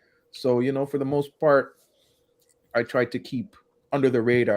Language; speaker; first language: English; native; English